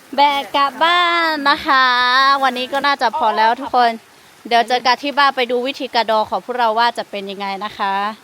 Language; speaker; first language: Thai; non-native, local second language; Lahu